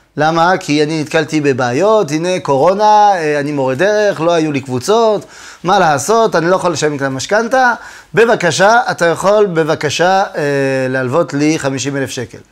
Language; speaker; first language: Hebrew; non-native, fluent; French